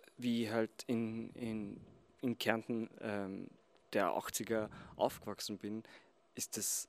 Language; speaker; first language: German; non-native, local second language; Slovenian